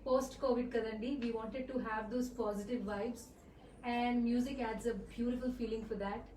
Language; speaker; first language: English; non-native, local second language; Telugu